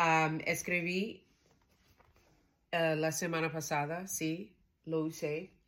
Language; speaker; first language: Spanish; non-native, learner; English